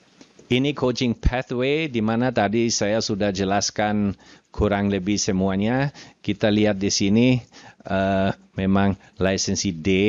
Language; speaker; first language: Indonesian; non-native, fluent; German